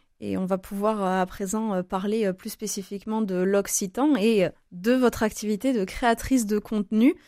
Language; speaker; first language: French; native; French